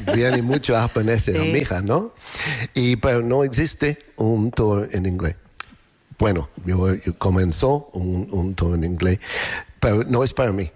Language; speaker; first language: Spanish; non-native, learner; English